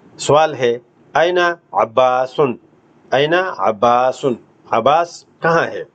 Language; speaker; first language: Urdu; non-native, local second language; Pashto